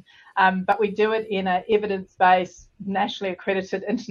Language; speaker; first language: English; native; English